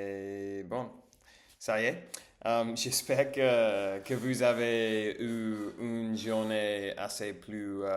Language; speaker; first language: French; non-native, learner; English